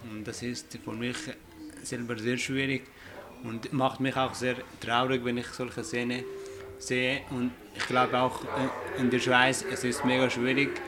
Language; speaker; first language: German; non-native, fluent; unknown